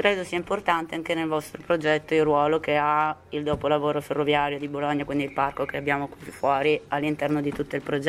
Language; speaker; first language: Italian; native; Italian